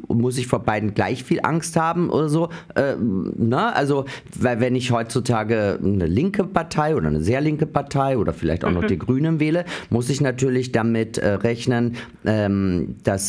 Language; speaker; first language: German; native; German